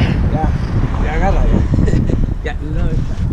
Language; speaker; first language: Spanish; native; Spanish